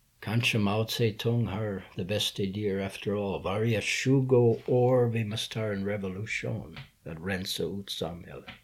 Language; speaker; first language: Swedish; non-native, learner; English